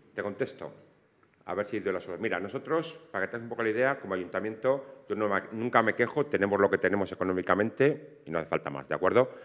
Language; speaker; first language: Spanish; native; Spanish